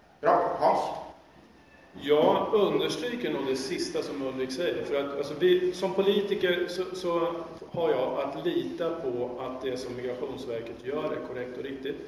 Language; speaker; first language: Swedish; native; Swedish